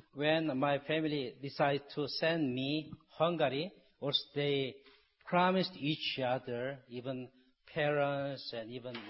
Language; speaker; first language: English; non-native, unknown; Korean